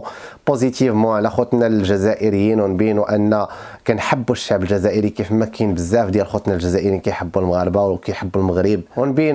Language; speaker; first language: Arabic; native; Arabic